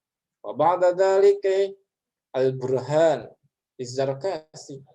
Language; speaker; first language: Arabic; non-native, fluent; Indonesian